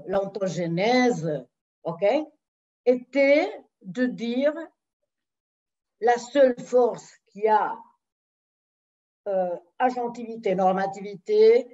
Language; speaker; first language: French; non-native, fluent; Spanish